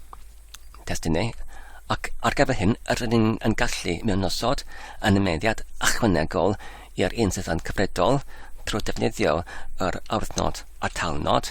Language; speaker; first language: Welsh; non-native, learner; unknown